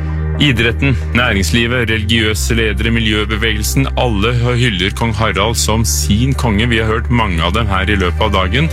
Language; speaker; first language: Norwegian; native; Norwegian